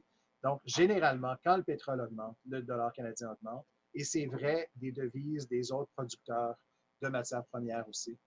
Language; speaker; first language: French; native; French